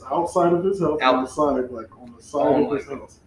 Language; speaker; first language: English; native; English